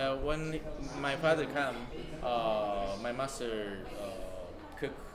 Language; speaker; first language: English; non-native, learner; Japanese